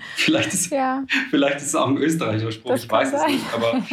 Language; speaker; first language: German; native; German